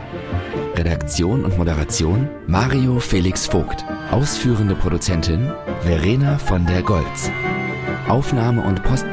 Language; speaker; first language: German; native; German